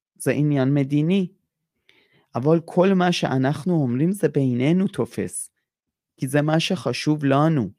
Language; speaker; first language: Hebrew; non-native, fluent; Persian